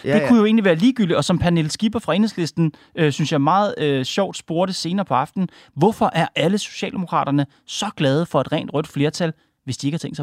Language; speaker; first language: Danish; native; Danish